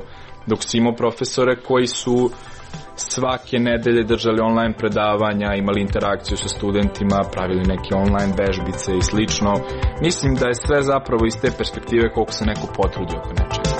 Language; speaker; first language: Serbian; native; Serbian